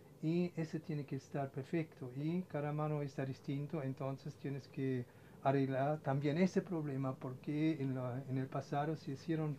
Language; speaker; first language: Spanish; non-native, fluent; German